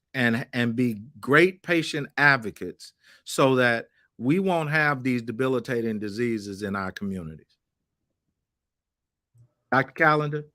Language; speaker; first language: English; native; English